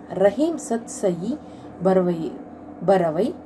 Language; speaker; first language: Hindi; non-native, local second language; Kannada